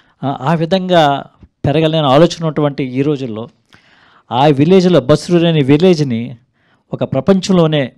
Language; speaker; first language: Telugu; native; Telugu